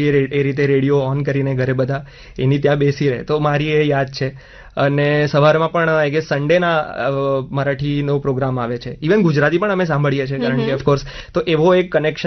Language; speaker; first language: Gujarati; non-native, local second language; Marathi